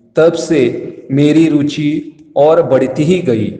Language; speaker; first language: Hindi; non-native, local second language; Konkani